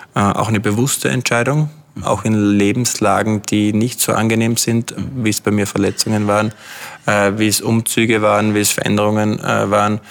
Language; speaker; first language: German; native; German